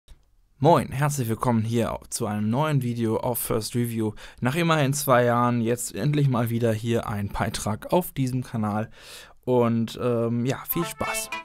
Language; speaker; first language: German; native; German